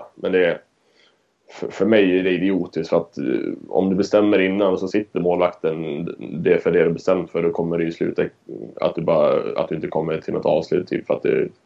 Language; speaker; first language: Swedish; native; Swedish